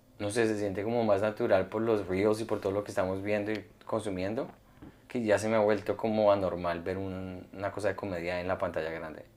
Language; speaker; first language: Spanish; native; Spanish